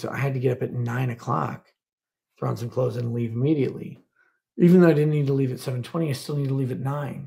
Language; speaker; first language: English; native; English